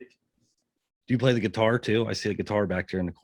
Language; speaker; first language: English; native; English